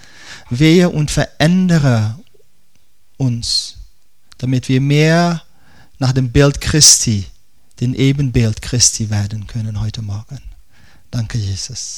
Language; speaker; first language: German; non-native, fluent; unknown